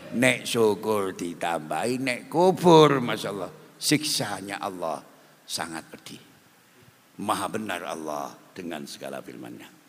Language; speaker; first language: Indonesian; non-native, local second language; Javanese